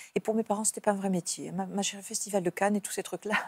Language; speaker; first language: French; native; French